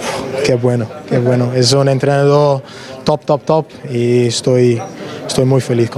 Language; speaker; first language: Spanish; non-native, learner; English